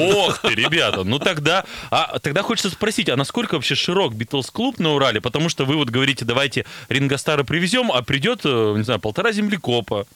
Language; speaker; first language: Russian; native; Russian